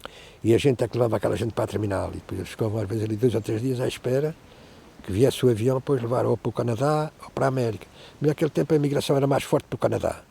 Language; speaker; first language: Portuguese; native; Portuguese